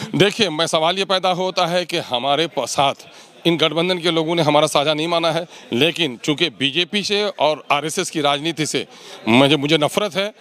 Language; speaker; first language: Hindi; native; Hindi